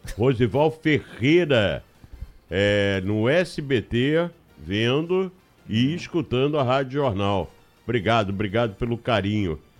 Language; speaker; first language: Portuguese; native; Portuguese